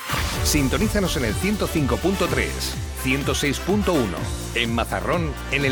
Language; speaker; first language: Spanish; native; Spanish